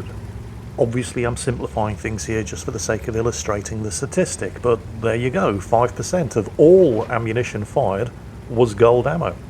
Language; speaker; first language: English; native; English